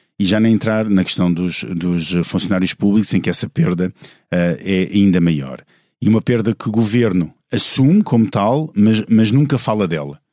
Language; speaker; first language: Portuguese; native; Portuguese